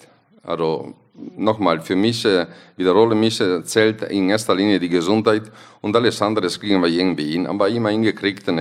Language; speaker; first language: German; non-native, fluent; Italian